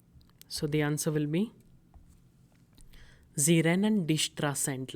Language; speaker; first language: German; non-native, fluent; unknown